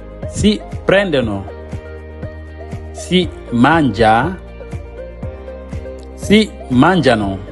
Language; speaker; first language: Italian; non-native, fluent; Mandingo